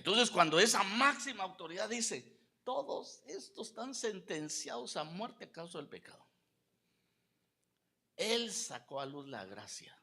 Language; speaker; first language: Spanish; native; Spanish